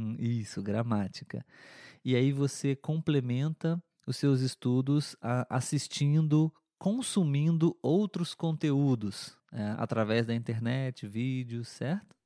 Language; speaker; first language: Portuguese; native; Portuguese